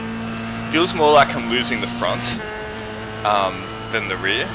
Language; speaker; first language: English; native; English